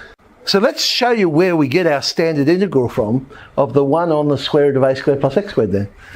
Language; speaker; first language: English; native; English